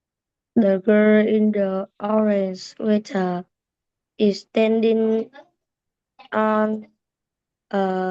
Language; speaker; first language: English; non-native, learner; Vietnamese